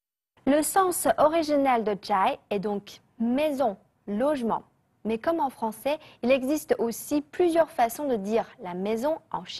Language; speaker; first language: French; non-native, fluent; Chinese